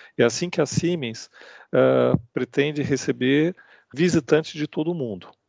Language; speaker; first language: Portuguese; native; Portuguese